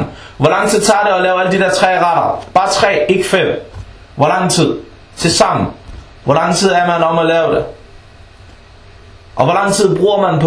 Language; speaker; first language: Danish; early bilingual, other home language; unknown